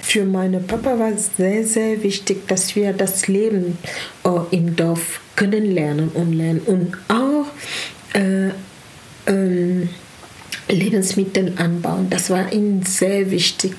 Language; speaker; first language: German; non-native, learner; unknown